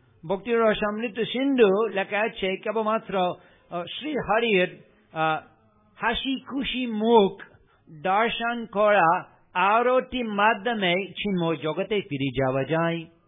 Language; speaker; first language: Bangla; non-native, fluent; English